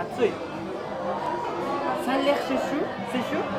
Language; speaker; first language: French; non-native, learner; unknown